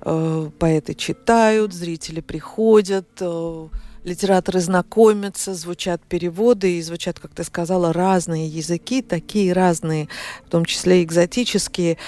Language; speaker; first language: Russian; native; Russian